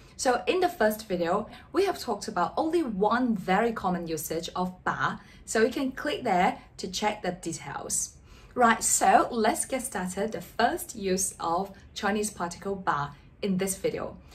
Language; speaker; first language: English; non-native, fluent; Chinese